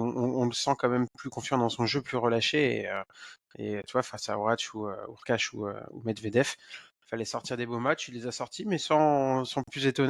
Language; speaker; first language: French; native; French